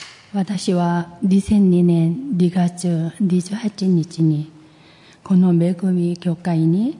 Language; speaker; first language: Japanese; non-native, fluent; Korean